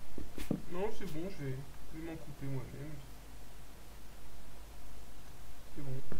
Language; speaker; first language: French; native; French